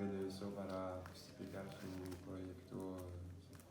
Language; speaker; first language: Spanish; non-native, learner; French